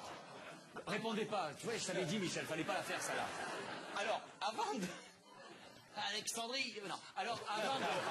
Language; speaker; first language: French; native; French